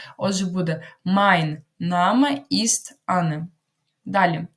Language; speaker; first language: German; non-native, fluent; Ukrainian